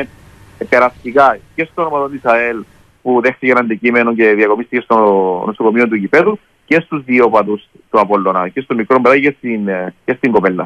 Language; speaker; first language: Greek; native; Greek